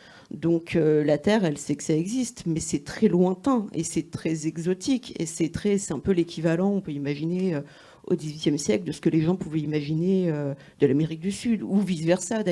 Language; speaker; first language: French; native; French